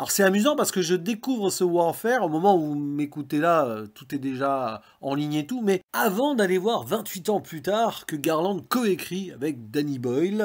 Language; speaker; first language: French; native; French